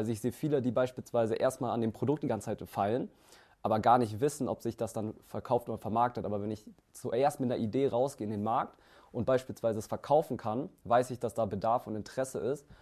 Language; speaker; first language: German; early bilingual, other home language; Vietnamese